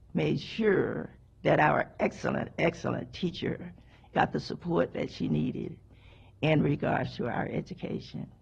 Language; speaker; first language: English; native; English